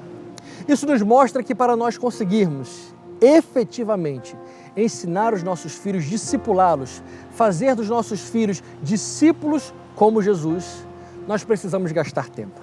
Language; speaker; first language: Portuguese; native; Portuguese